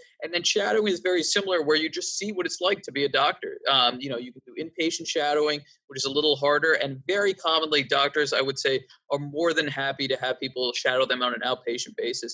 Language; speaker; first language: English; native; English